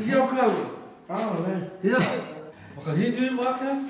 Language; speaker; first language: Dutch; non-native, learner; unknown